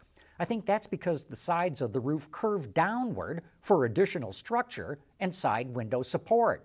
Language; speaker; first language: English; native; English